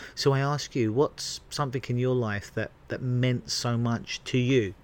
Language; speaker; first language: English; native; English